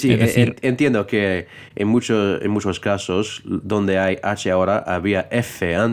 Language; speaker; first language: Spanish; non-native, fluent; English